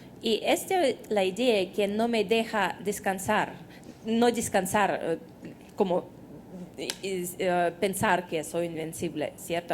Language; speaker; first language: Spanish; non-native, fluent; Russian